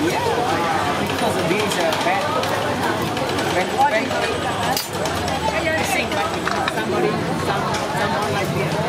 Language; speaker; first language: English; non-native, learner; Khmer